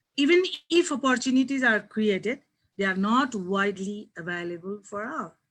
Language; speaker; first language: English; non-native, local second language; Nepali